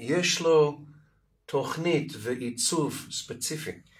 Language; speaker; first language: Hebrew; non-native, fluent; Russian